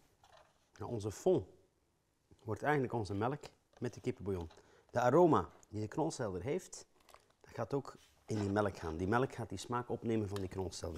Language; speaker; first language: Dutch; native; Dutch